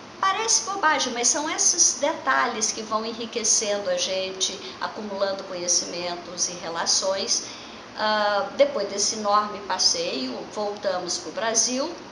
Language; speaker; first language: Portuguese; native; Portuguese